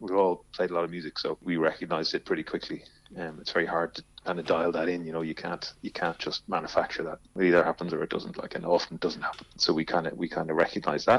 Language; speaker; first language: English; native; English